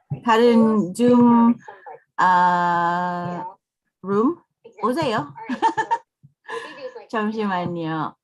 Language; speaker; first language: Korean; non-native, learner; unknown